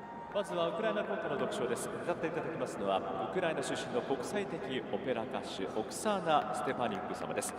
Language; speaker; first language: Japanese; native; Japanese